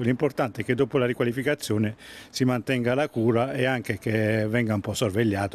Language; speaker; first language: Italian; native; Italian